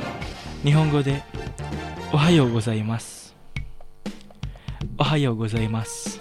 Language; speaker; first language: Japanese; non-native, fluent; Indonesian